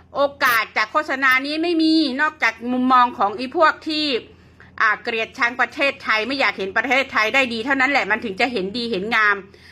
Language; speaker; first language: Thai; native; Thai